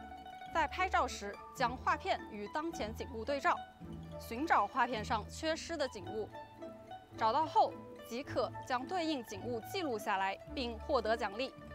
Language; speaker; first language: Chinese; native; Chinese